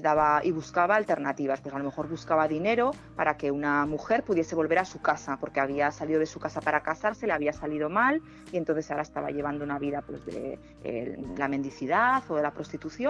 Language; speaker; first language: Spanish; native; Spanish